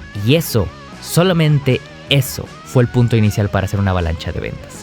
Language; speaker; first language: Spanish; native; Spanish